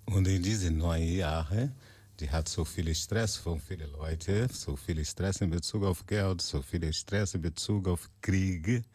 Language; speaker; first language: German; non-native, learner; Portuguese